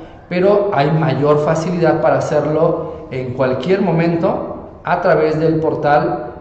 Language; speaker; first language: Spanish; native; Spanish